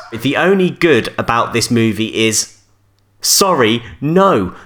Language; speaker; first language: English; native; English